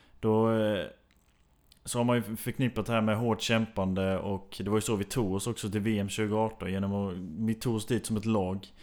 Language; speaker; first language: Swedish; native; Swedish